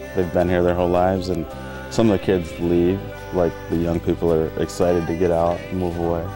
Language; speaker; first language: English; native; English